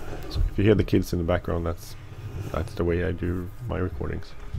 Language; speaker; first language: English; non-native, fluent; Swedish